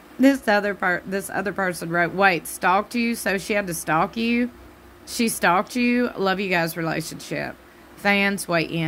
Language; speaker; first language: English; native; English